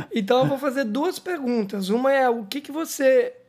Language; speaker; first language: Portuguese; native; Portuguese